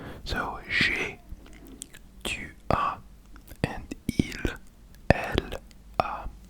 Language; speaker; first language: French; non-native, learner; English